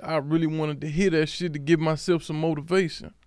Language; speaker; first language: English; native; English